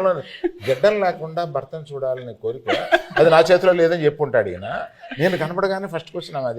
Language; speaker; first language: Telugu; native; Telugu